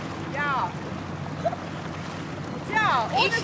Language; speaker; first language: German; native; German